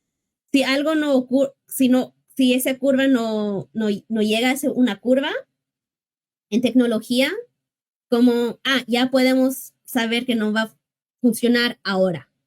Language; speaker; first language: Spanish; early bilingual, heritage; English